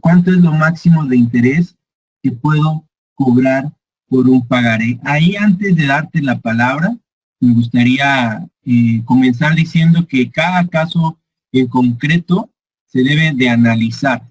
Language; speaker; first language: Spanish; native; Spanish